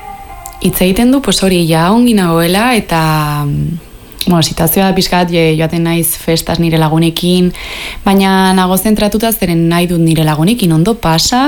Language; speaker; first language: Basque; non-native, local second language; Spanish